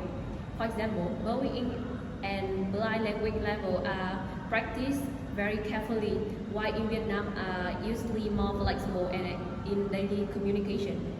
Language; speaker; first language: English; non-native, learner; Vietnamese